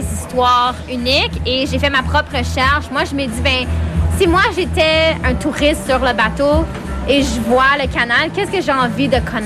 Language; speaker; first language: French; native; French